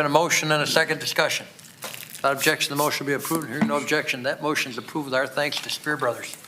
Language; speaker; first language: English; native; English